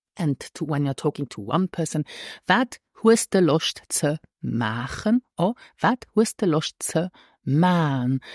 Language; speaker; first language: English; non-native, fluent; Luxembourgish